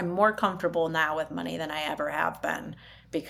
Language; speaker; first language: English; native; English